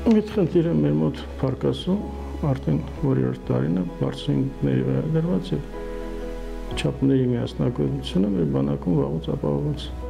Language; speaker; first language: Armenian; early bilingual, heritage; Armenian